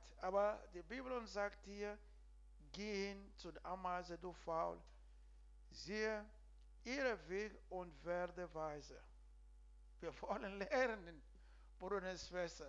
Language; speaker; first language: German; non-native, learner; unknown